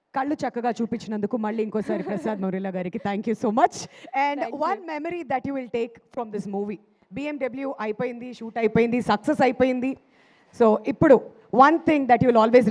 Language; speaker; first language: Telugu; native; Telugu